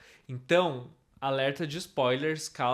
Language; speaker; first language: Portuguese; native; Portuguese